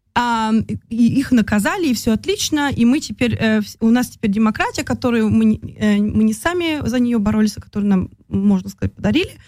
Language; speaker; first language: Russian; early bilingual, heritage; Russian